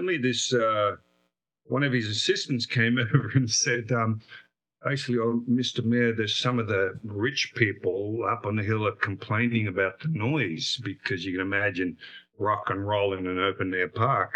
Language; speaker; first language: English; native; English